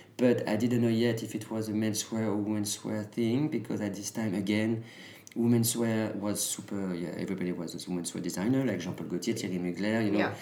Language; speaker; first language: English; early bilingual, other home language; French